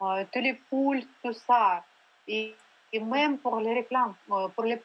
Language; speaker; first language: French; non-native, learner; Russian